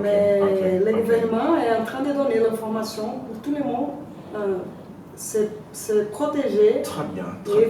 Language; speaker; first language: French; non-native, learner; Portuguese